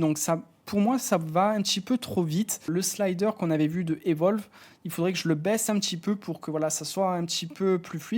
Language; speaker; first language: French; native; French